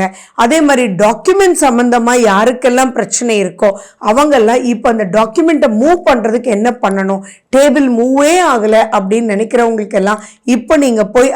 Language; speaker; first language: Tamil; native; Tamil